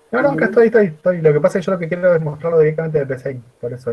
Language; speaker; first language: Spanish; native; Spanish